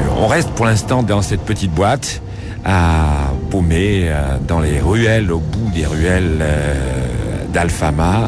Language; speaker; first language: French; native; French